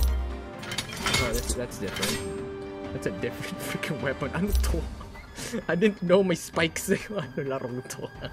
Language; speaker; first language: English; non-native, local second language; Filipino